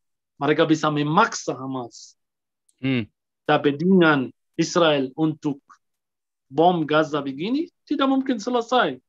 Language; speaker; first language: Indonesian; non-native, fluent; Arabic